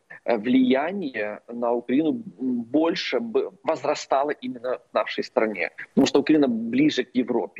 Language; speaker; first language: Russian; non-native, local second language; Ukrainian